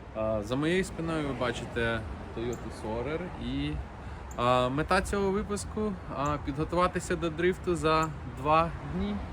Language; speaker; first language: Ukrainian; non-native, fluent; Russian